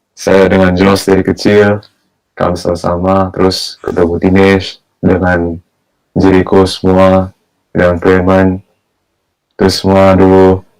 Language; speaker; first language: Indonesian; early bilingual, heritage; Indonesian